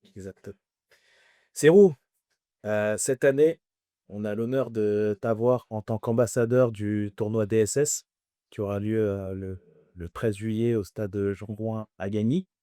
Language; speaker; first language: French; early bilingual, other home language; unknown